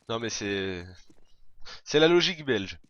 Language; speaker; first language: French; native; French